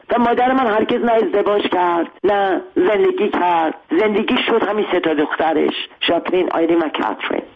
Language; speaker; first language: Persian; non-native, local second language; Armenian